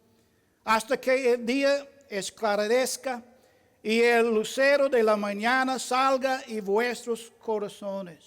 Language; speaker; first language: Spanish; non-native, fluent; English